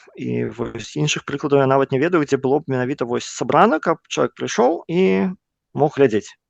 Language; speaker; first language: Belarusian; non-native, local second language; Russian